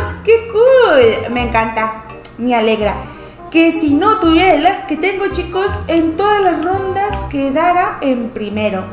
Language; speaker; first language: Spanish; native; Spanish